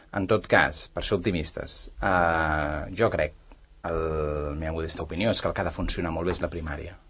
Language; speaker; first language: Catalan; native; Catalan